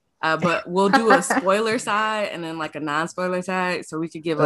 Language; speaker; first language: English; native; English